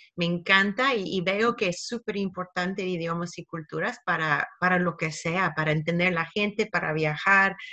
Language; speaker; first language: Spanish; early bilingual, heritage; Spanish